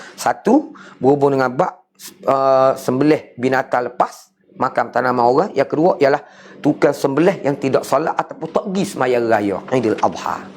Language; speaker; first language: Malay; native; Malay